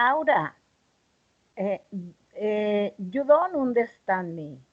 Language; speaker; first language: English; non-native, learner; Spanish